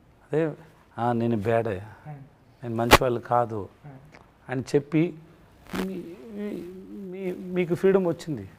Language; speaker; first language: Telugu; non-native, learner; Tamil